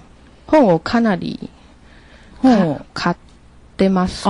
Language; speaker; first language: Japanese; non-native, learner; Chinese